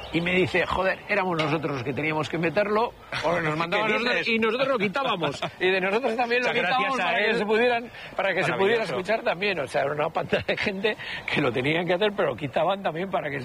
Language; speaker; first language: Spanish; native; Spanish